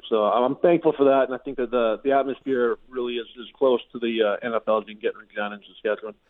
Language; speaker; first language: English; native; English